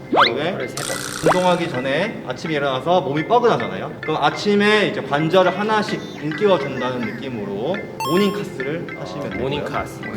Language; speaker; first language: Korean; native; Korean